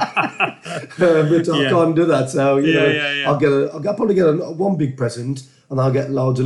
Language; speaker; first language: English; native; English